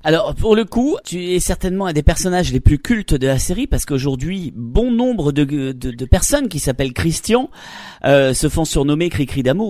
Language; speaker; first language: French; native; French